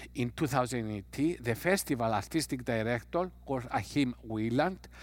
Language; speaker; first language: English; non-native, fluent; Greek